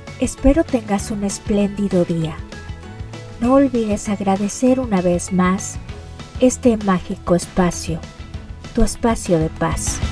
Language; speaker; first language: Spanish; native; Spanish